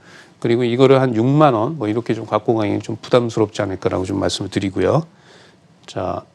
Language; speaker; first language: Korean; native; Korean